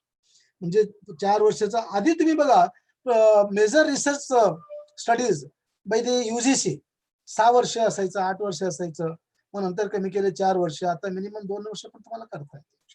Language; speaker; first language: Marathi; non-native, local second language; Kannada